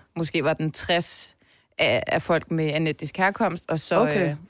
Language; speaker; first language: Danish; native; Danish